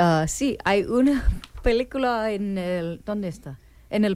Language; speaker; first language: Spanish; non-native, learner; English